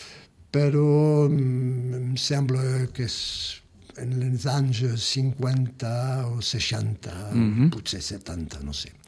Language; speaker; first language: Catalan; early bilingual, heritage; Catalan